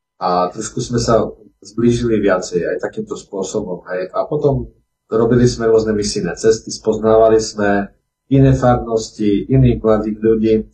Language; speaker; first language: Slovak; native; Slovak